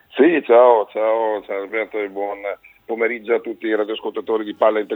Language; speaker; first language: Italian; native; Italian